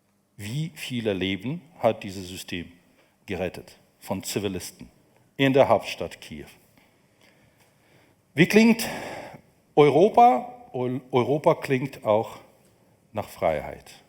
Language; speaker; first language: German; non-native, fluent; Ukrainian